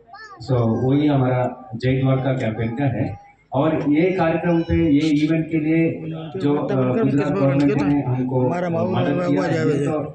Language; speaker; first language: Hindi; non-native, local second language; Telugu